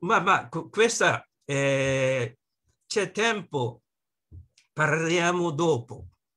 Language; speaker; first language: Italian; non-native, learner; Japanese